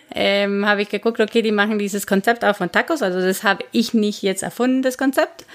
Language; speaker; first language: German; non-native, fluent; Spanish